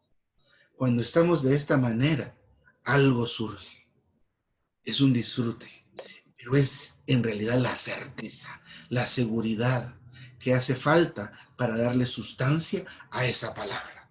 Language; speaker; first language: Spanish; native; Spanish